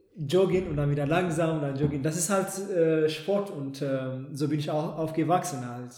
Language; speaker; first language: German; non-native, fluent; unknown